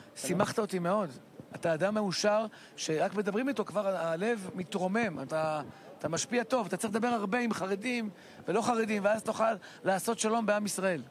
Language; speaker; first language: Hebrew; native; Hebrew